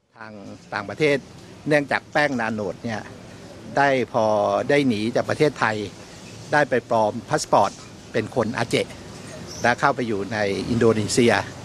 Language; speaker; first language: Thai; native; Thai